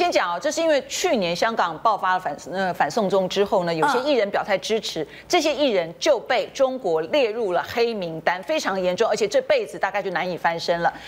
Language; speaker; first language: Chinese; native; Chinese